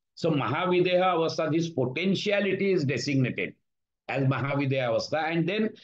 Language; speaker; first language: English; non-native, local second language; Marathi